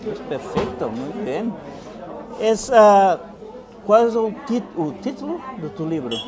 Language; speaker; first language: Spanish; non-native, fluent; Portuguese